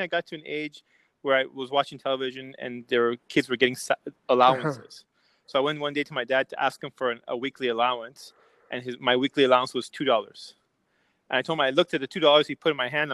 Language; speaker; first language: English; early bilingual, other home language; Persian